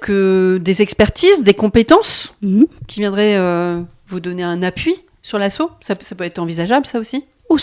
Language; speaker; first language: French; native; French